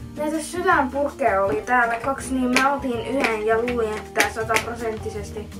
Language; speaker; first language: Finnish; native; Finnish